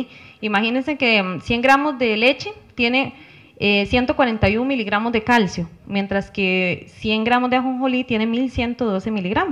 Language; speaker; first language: Spanish; native; Spanish